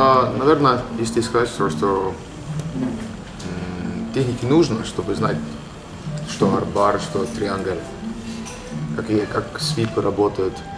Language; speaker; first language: Russian; non-native, learner; Estonian